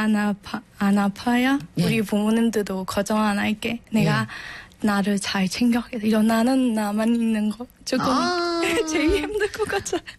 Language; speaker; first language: Korean; non-native, learner; Burmese